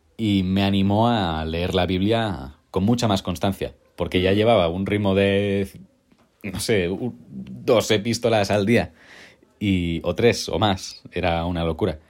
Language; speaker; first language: Spanish; native; Spanish